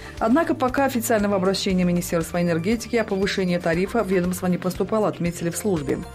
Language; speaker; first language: Russian; non-native, local second language; Tajik